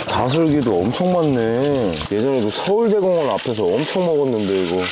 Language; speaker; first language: Korean; native; Korean